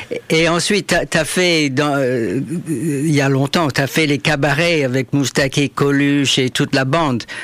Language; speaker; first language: French; native; French